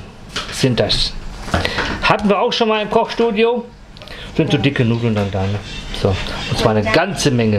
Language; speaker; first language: German; native; German